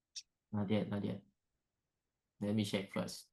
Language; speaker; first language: English; non-native, learner; Thai